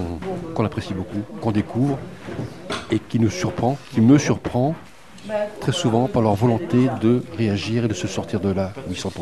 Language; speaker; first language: French; native; French